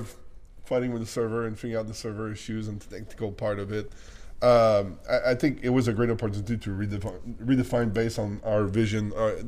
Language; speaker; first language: English; non-native, fluent; French